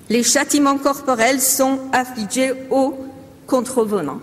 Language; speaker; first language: French; non-native, fluent; Persian